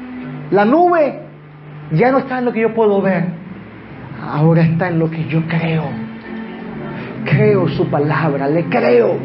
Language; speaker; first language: Spanish; native; Spanish